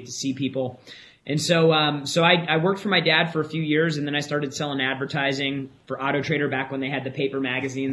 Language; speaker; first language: English; native; English